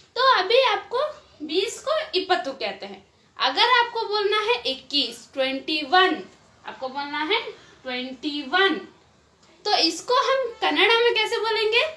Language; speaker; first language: Hindi; native; Hindi